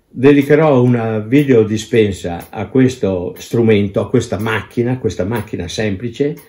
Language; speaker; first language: Italian; non-native, local second language; Ladin